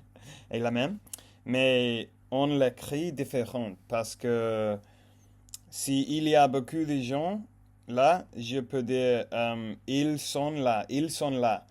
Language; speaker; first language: French; non-native, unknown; English